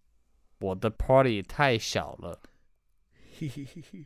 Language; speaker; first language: Chinese; non-native, learner; English